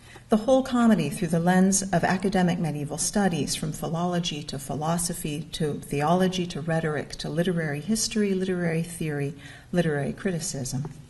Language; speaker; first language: English; native; English